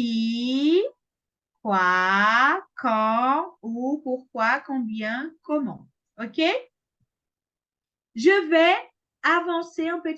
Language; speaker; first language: French; non-native, fluent; Portuguese